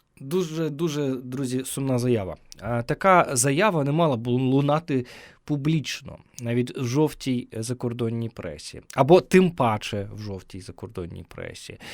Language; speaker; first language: Ukrainian; native; Ukrainian